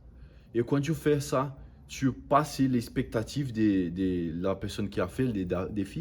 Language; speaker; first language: French; non-native, learner; Portuguese